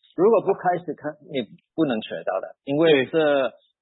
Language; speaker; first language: Chinese; early bilingual, heritage; Chinese